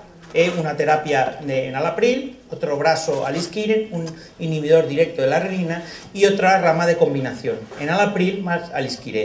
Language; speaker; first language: Spanish; native; Spanish